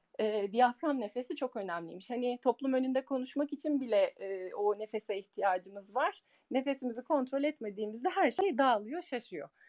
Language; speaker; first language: Turkish; early bilingual, heritage; Turkish